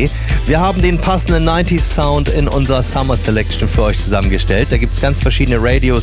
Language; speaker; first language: German; native; German